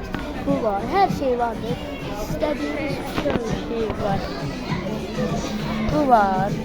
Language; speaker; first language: Turkish; non-native, learner; Azerbaijani